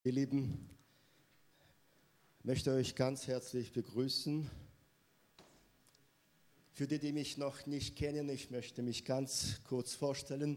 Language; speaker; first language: German; non-native, fluent; Russian